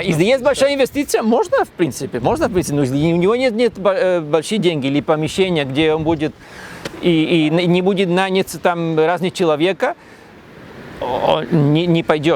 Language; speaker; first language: Russian; non-native, learner; Spanish